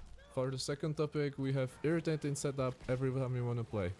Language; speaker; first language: English; non-native, fluent; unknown